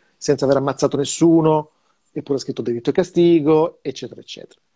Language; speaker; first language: Italian; native; Italian